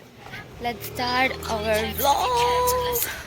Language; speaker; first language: Hindi; non-native, local second language; Assamese